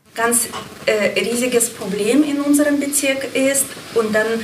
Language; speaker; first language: German; non-native, fluent; Ukrainian